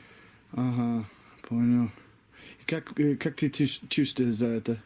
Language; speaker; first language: Russian; non-native, learner; English